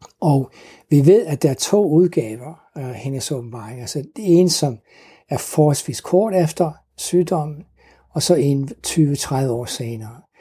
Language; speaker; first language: Danish; non-native, fluent; English